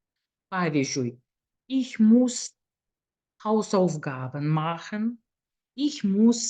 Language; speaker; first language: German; non-native, fluent; Lithuanian